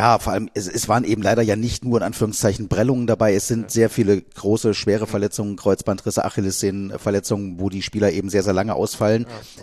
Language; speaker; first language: German; native; German